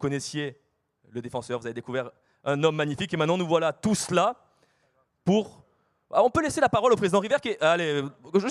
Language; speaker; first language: French; native; French